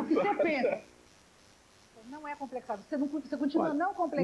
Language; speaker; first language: Portuguese; native; Portuguese